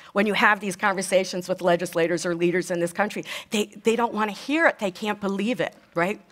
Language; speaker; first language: English; native; English